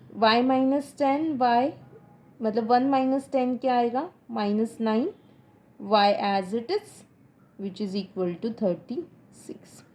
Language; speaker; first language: Hindi; non-native, local second language; Marathi